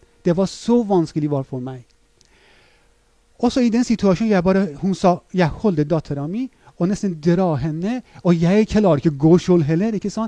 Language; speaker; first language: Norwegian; non-native, fluent; Persian